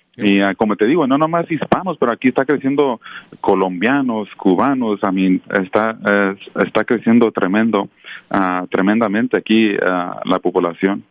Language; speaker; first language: Spanish; native; Spanish